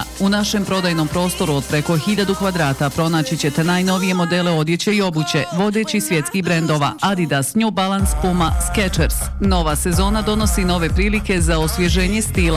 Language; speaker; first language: Bosnian; native; Bosnian